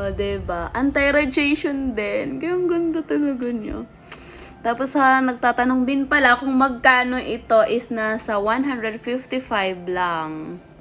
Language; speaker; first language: Filipino; non-native, local second language; Cebuano